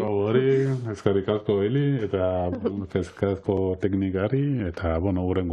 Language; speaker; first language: Basque; non-native, local second language; Spanish